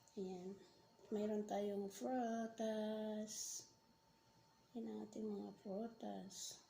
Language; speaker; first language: Filipino; non-native, local second language; Bikol